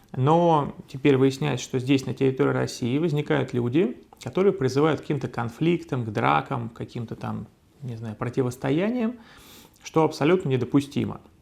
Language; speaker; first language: Russian; native; Russian